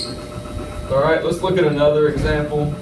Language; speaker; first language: English; native; English